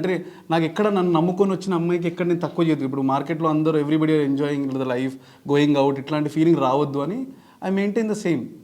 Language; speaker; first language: Telugu; native; Telugu